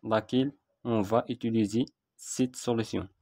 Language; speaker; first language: French; non-native, local second language; Arabic